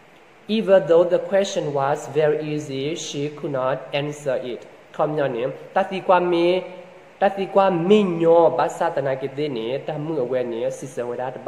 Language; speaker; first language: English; non-native, fluent; S'gaw Karen